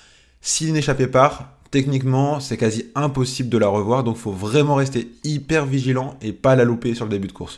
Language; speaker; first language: French; native; French